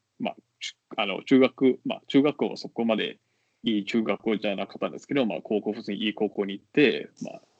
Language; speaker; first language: Japanese; non-native, fluent; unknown